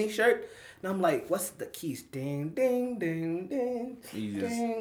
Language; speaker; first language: English; non-native, local second language; Ganda